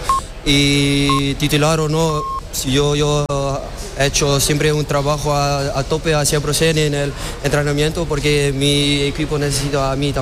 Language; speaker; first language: Spanish; non-native, learner; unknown